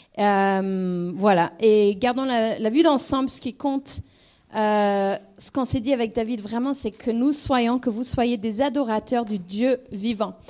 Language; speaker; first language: French; non-native, fluent; English